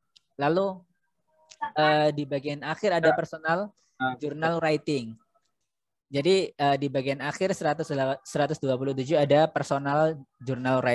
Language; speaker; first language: Indonesian; native; Indonesian